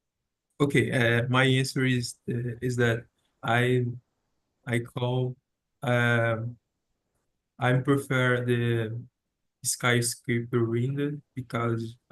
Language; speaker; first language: English; non-native, learner; Portuguese